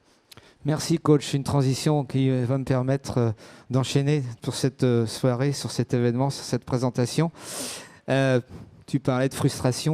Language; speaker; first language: French; native; French